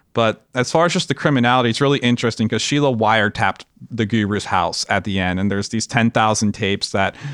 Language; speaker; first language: English; native; English